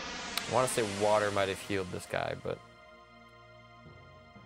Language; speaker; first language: English; native; English